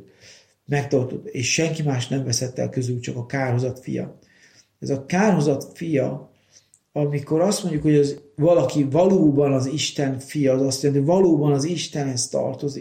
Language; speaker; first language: Hungarian; native; Hungarian